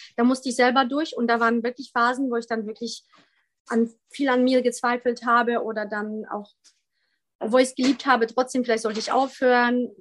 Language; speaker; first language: German; early bilingual, other home language; Polish